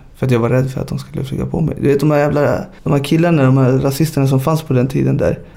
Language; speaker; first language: Swedish; early bilingual, other home language; Spanish